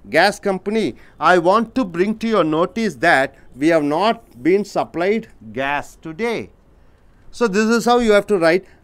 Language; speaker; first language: English; non-native, local second language; Tamil